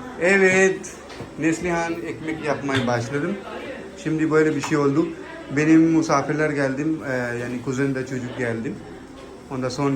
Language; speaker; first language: Turkish; non-native, learner; Punjabi